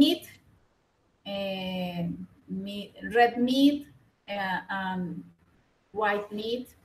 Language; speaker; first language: English; non-native, learner; Spanish